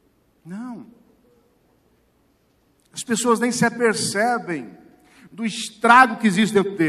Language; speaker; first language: Portuguese; native; Portuguese